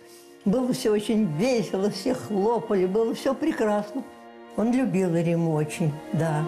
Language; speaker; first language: Russian; native; Russian